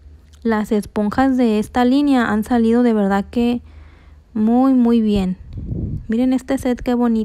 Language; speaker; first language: Spanish; native; Spanish